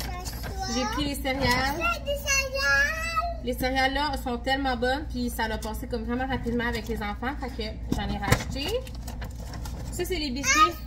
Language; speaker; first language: French; native; French